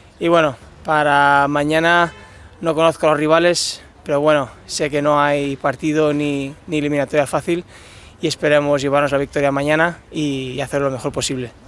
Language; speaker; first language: Spanish; native; Spanish